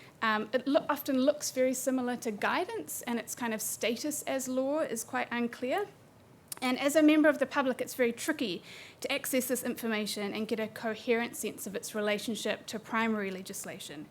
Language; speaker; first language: English; native; English